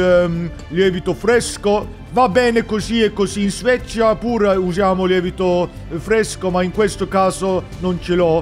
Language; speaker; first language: Italian; non-native, learner; English